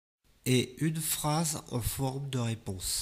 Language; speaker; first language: French; native; French